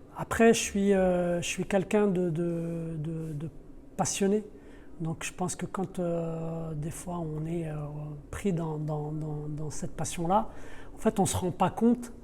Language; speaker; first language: French; early bilingual, other home language; Arabic